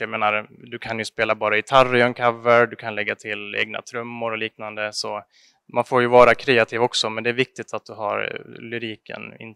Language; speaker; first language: Swedish; native; Swedish